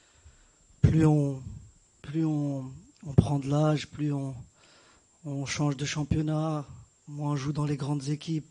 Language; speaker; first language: French; native; French